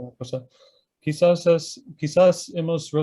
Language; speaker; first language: Spanish; non-native, fluent; English